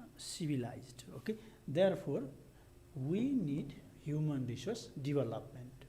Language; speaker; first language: English; non-native, local second language; Nepali